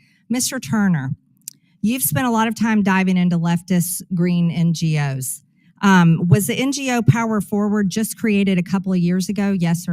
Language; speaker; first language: English; native; English